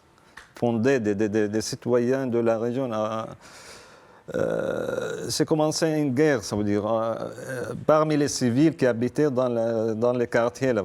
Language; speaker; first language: French; non-native, fluent; Arabic